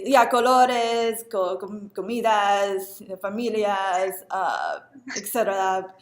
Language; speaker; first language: Spanish; non-native, learner; English